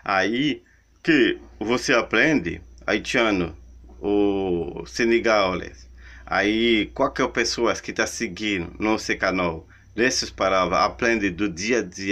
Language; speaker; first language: Portuguese; non-native, learner; Haitian Creole